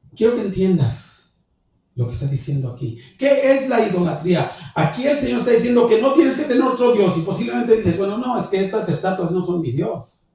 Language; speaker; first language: Spanish; early bilingual, heritage; Spanish